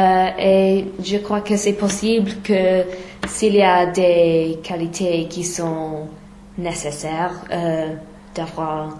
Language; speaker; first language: French; non-native, fluent; English